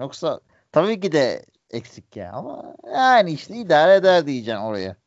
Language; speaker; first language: Turkish; native; Turkish